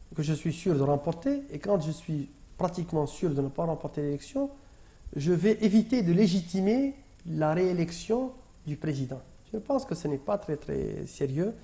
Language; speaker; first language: French; non-native, local second language; Arabic